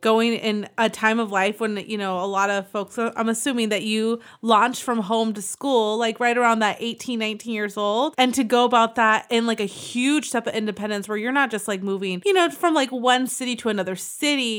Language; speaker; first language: English; native; English